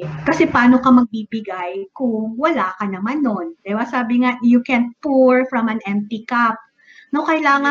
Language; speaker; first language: English; non-native, local second language; Bikol